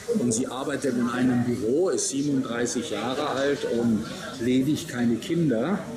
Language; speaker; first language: German; native; German